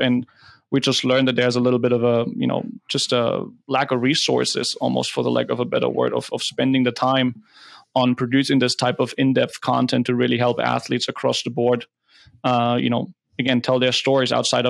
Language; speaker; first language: English; non-native, fluent; German